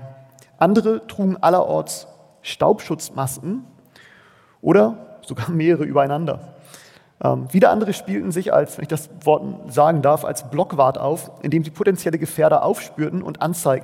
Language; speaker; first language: German; native; German